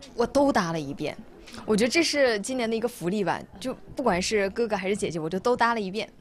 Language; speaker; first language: Chinese; native; Chinese